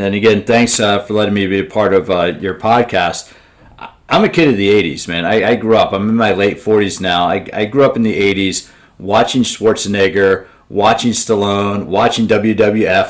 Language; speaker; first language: English; native; English